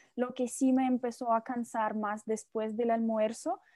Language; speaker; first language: Spanish; non-native, fluent; Russian